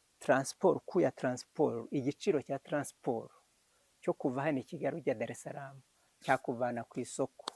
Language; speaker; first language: Kinyarwanda; early bilingual, heritage; Kinyarwanda